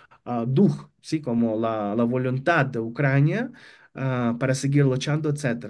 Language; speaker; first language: Spanish; non-native, fluent; Ukrainian